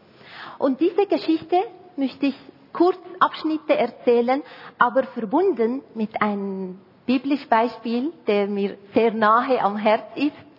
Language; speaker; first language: German; non-native, fluent; Arabic